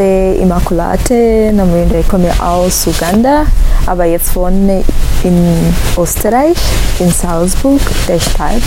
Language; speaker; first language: English; non-native, local second language; Ganda